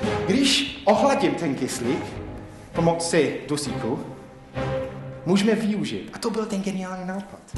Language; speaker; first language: Czech; non-native, fluent; English